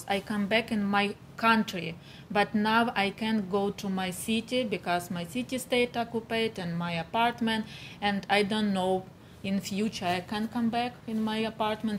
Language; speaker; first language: English; non-native, learner; Ukrainian